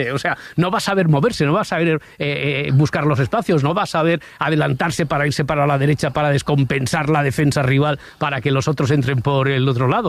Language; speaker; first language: Spanish; native; Spanish